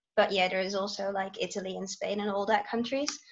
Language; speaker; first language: English; non-native, fluent; Dutch